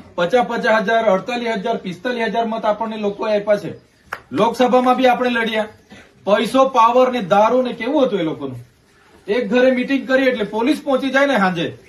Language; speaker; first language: Gujarati; non-native, local second language; Vasavi